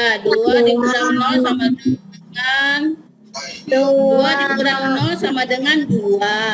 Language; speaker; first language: Indonesian; native; Indonesian